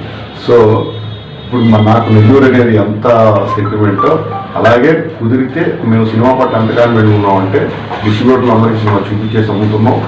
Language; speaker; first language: Telugu; native; Telugu